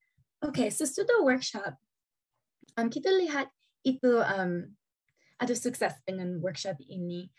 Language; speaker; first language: Indonesian; non-native, learner; English